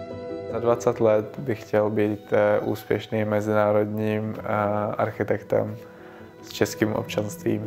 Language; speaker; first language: Czech; early bilingual, other home language; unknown